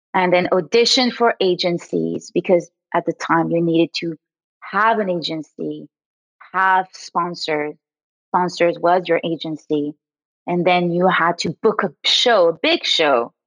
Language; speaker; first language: English; early bilingual, other home language; French